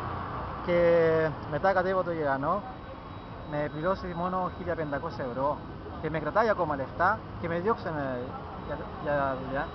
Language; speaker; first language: Greek; non-native, learner; Spanish